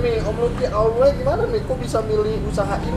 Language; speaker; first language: Indonesian; native; Indonesian